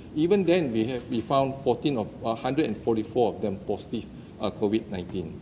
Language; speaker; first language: English; non-native, local second language; Malay